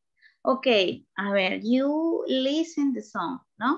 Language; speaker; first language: English; non-native, learner; Spanish